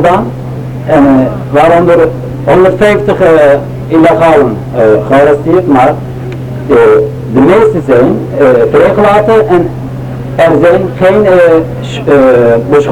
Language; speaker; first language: Dutch; non-native, learner; Turkish